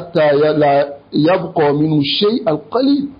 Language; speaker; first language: Arabic; non-native, fluent; French